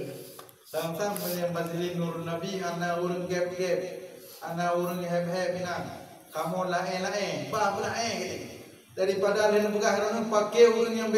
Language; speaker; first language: Indonesian; non-native, local second language; Achinese